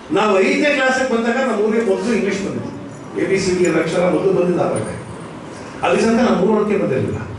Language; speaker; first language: Kannada; native; Kannada